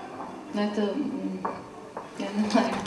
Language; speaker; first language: Russian; non-native, fluent; Lithuanian